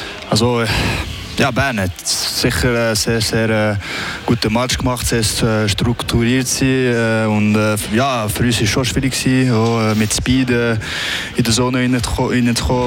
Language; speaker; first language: German; non-native, local second language; French